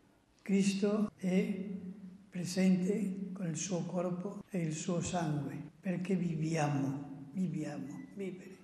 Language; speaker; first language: Italian; non-native, fluent; Spanish